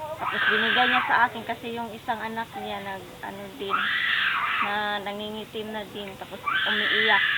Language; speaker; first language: Filipino; non-native, local second language; Cebuano